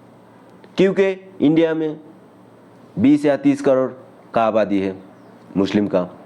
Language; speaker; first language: Hindi; non-native, local second language; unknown